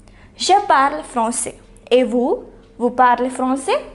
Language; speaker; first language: French; non-native, fluent; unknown